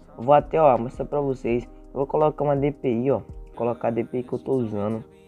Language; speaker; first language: Portuguese; native; Portuguese